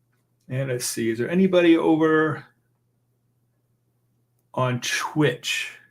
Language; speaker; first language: English; native; English